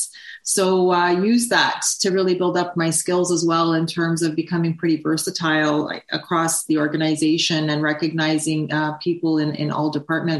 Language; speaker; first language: English; native; English